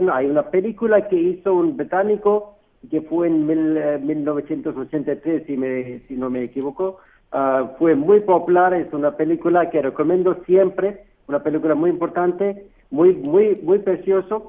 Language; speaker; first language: Spanish; non-native, fluent; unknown